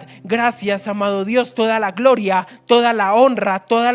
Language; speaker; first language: Spanish; native; Spanish